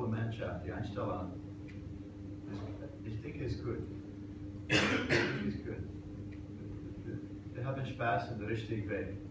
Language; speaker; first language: German; non-native, learner; English